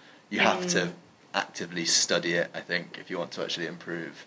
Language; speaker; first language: English; native; English